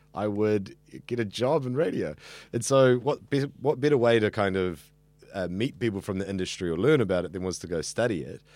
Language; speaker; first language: English; native; English